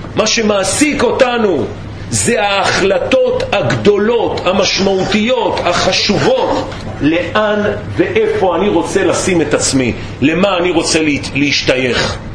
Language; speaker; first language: Hebrew; native; Hebrew